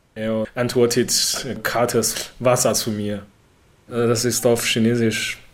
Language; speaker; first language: German; non-native, learner; Chinese